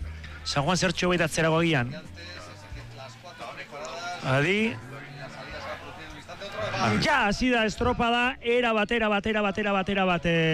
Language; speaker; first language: Basque; native; Basque